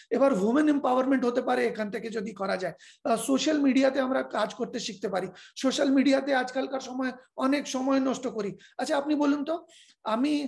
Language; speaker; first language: Bangla; non-native, fluent; Hindi